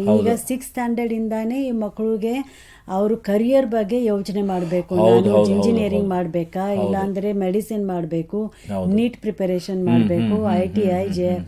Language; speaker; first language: Kannada; non-native, local second language; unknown